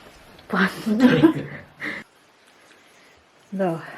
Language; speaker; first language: Japanese; non-native, fluent; Filipino